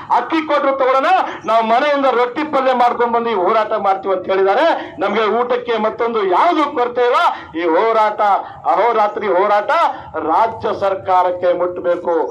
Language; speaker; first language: Kannada; non-native, local second language; Lambadi